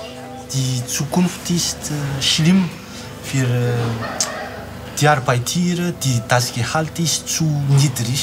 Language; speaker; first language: German; non-native, learner; Malagasy